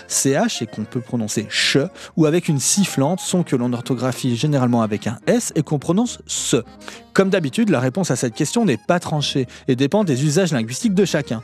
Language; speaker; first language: French; native; French